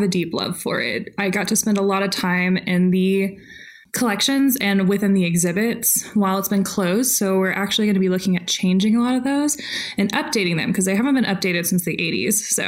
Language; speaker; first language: English; native; English